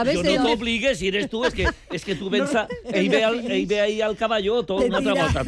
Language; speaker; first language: Catalan; native; Catalan